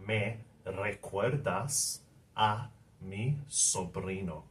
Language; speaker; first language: Spanish; non-native, fluent; English